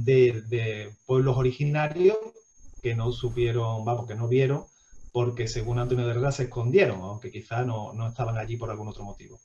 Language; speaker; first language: Spanish; native; Spanish